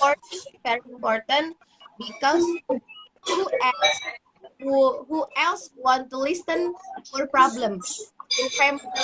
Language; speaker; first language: English; non-native, learner; Indonesian